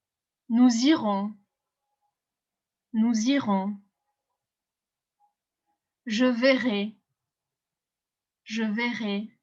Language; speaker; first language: French; non-native, fluent; English